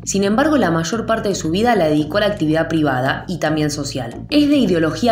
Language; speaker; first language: Spanish; native; Spanish